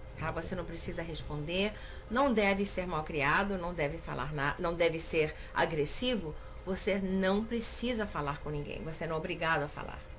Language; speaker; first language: Portuguese; native; Portuguese